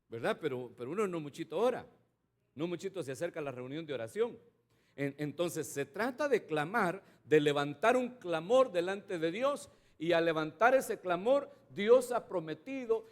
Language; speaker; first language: Spanish; native; Spanish